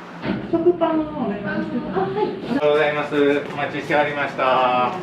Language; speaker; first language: Japanese; native; Japanese